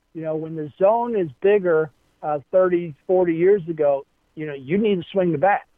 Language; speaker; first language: English; native; English